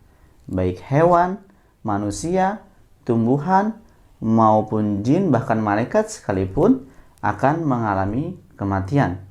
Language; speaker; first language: Indonesian; native; Indonesian